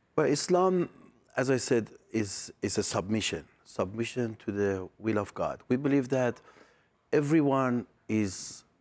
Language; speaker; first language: English; non-native, fluent; Persian